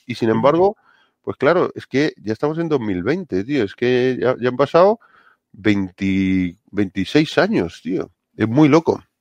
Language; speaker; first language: Spanish; native; Spanish